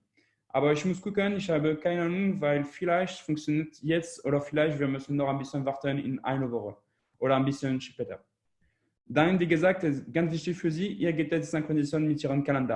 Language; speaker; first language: German; non-native, learner; French